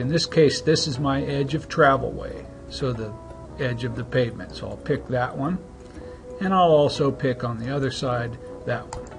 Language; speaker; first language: English; native; English